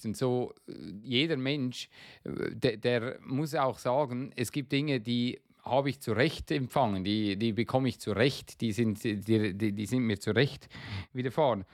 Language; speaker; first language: German; non-native, fluent; English